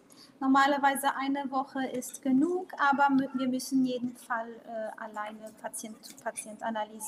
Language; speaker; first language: German; non-native, local second language; Portuguese